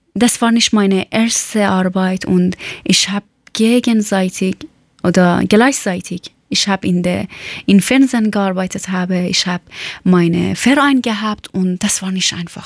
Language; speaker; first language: German; non-native, learner; Persian